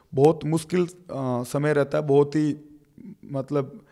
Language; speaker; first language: Hindi; native; Hindi